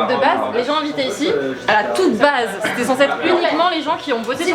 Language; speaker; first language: French; native; French